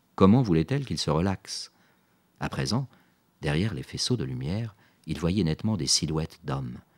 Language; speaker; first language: French; native; French